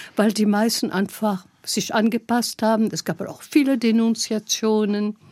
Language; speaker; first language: German; non-native, fluent; French